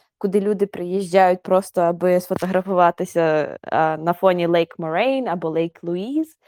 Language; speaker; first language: Ukrainian; native; Ukrainian